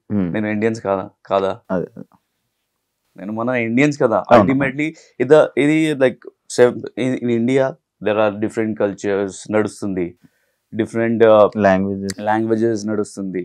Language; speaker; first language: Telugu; non-native, local second language; Urdu